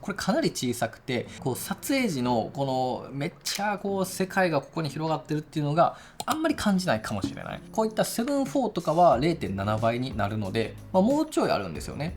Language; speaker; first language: Japanese; native; Japanese